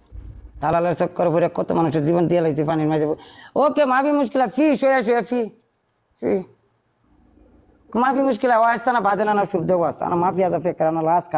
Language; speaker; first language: Arabic; non-native, learner; Bangla